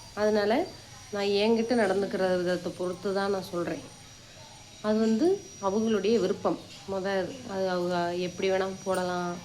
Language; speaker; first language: Tamil; native; Tamil